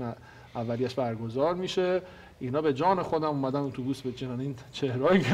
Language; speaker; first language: Persian; native; Persian